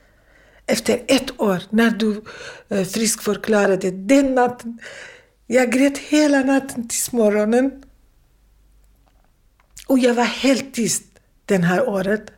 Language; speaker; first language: Swedish; non-native, fluent; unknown